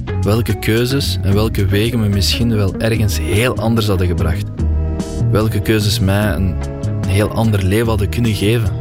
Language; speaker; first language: Dutch; early bilingual, other home language; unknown